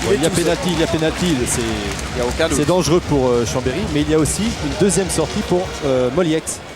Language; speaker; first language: French; native; French